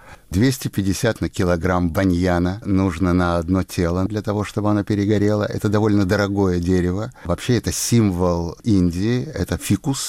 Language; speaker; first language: Russian; native; Russian